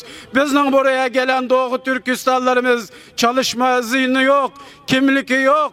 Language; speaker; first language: Turkish; non-native, fluent; Uyghur